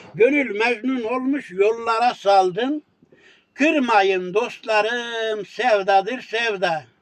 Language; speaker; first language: Turkish; native; Turkish